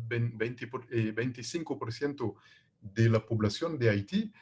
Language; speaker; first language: Spanish; non-native, fluent; French